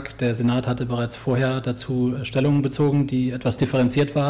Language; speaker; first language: German; native; German